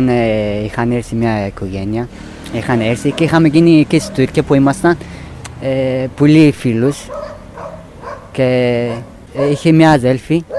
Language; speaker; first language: Greek; non-native, learner; Persian